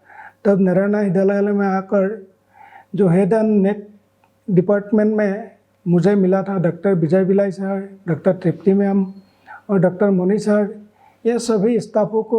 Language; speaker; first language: Hindi; non-native, local second language; Assamese